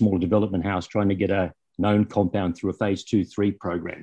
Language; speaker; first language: English; native; English